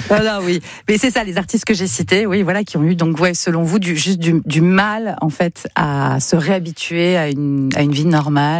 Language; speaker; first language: French; native; French